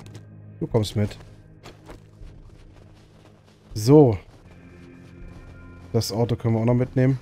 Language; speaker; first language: German; native; German